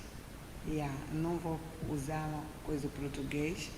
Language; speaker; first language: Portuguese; non-native, learner; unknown